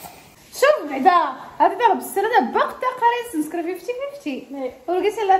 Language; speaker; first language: Arabic; native; Arabic